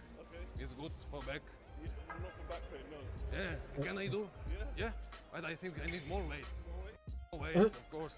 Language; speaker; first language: English; non-native, learner; Russian